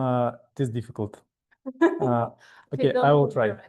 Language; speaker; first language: English; non-native, fluent; Russian